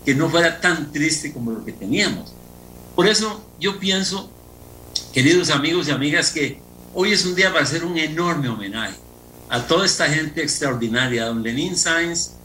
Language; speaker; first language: Spanish; native; Spanish